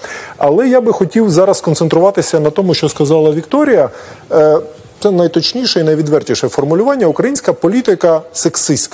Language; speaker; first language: Ukrainian; native; Ukrainian